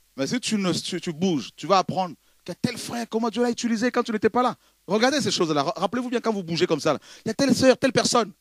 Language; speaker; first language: French; non-native, local second language; Lingala